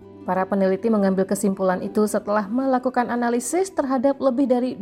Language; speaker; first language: Indonesian; native; Indonesian